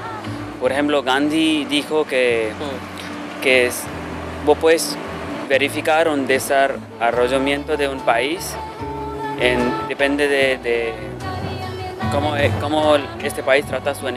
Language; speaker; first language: Spanish; non-native, learner; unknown